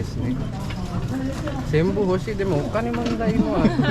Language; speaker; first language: Japanese; non-native, learner; Sinhala